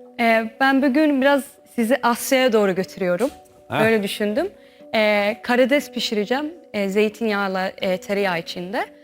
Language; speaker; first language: Turkish; early bilingual, heritage; Turkish